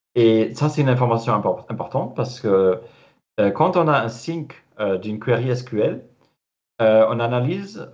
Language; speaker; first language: French; non-native, fluent; German